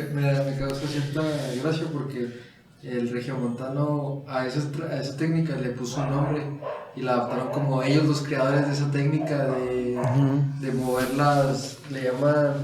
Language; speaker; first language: Spanish; native; Spanish